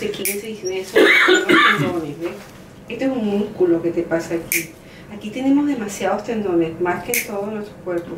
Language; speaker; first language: Spanish; native; Spanish